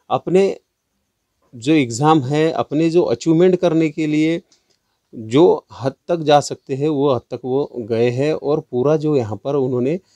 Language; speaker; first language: Hindi; non-native, local second language; Marathi